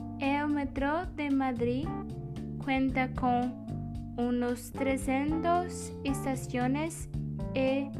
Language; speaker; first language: Spanish; non-native, learner; Portuguese